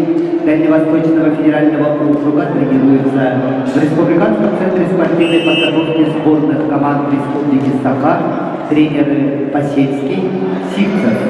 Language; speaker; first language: Russian; native; Russian